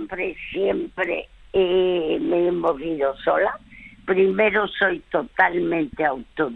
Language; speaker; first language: Spanish; early bilingual, other home language; French